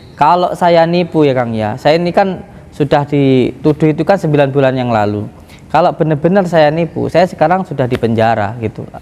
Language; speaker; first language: Indonesian; native; Indonesian